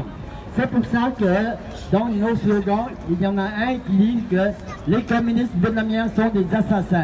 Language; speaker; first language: French; non-native, fluent; Vietnamese